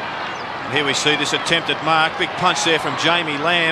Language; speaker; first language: English; native; English